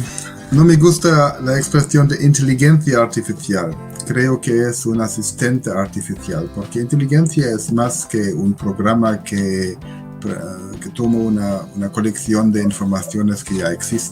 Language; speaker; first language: Spanish; non-native, learner; German